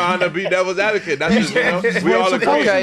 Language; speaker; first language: English; native; English